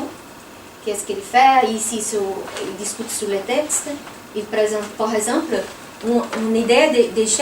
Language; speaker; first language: French; non-native, fluent; Portuguese